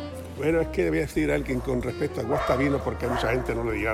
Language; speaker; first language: Spanish; native; Spanish